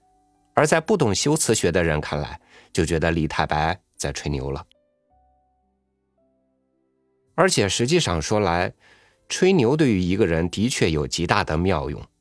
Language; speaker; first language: Chinese; native; Chinese